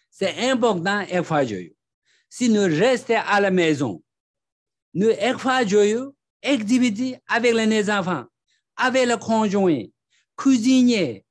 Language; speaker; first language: French; non-native, learner; Tibetan